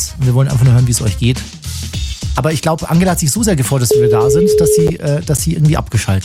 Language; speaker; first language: German; native; German